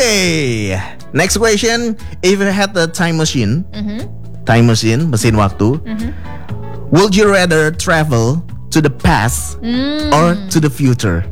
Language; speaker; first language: English; non-native, learner; Indonesian